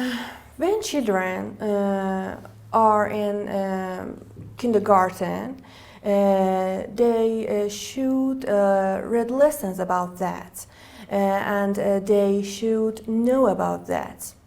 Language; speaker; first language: English; non-native, learner; Persian